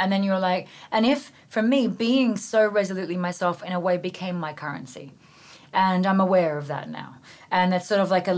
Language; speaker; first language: English; native; English